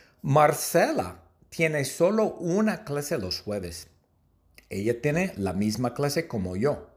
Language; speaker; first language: Spanish; non-native, fluent; English